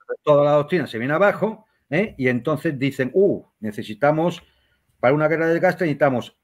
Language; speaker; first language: Spanish; native; Spanish